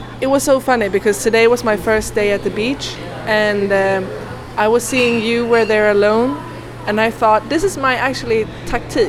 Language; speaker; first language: English; non-native, fluent; Swedish